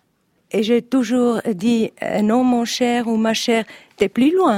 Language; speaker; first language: French; non-native, learner; Italian